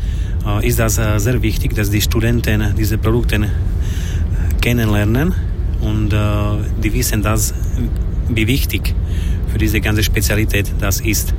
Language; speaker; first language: German; non-native, learner; Slovak